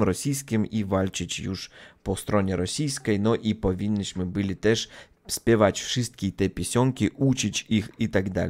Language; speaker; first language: Polish; non-native, learner; Russian